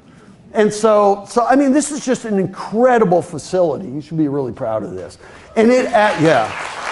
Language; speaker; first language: English; native; English